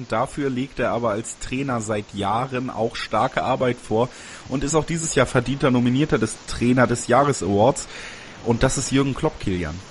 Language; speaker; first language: German; native; German